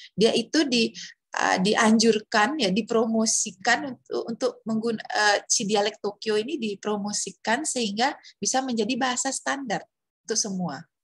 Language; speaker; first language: Indonesian; native; Indonesian